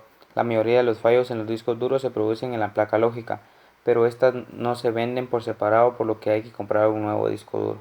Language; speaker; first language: Spanish; native; Spanish